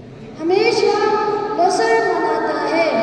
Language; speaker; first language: Hindi; non-native, local second language; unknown